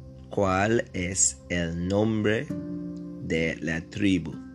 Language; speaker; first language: Spanish; non-native, fluent; English